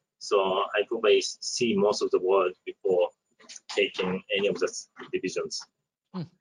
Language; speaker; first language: English; non-native, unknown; Japanese